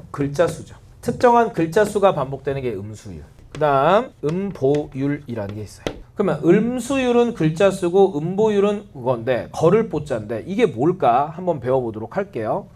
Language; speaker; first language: Korean; native; Korean